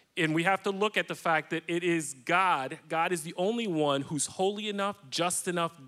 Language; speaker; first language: English; native; English